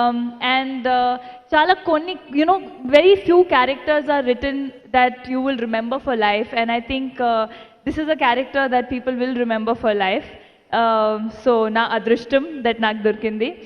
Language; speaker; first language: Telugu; non-native, learner; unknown